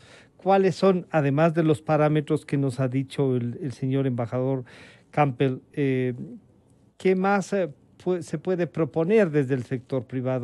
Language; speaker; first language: Spanish; native; Spanish